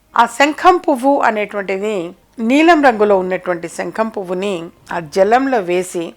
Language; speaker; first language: Telugu; native; Telugu